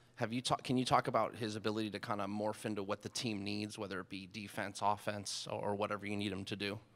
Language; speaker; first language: English; native; English